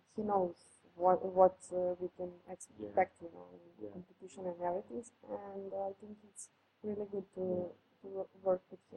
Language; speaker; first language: English; non-native, fluent; Serbian